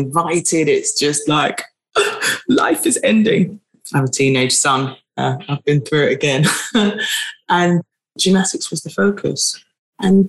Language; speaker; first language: English; native; English